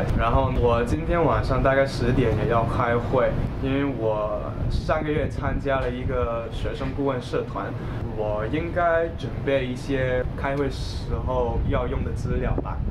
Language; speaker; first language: Chinese; non-native, fluent; English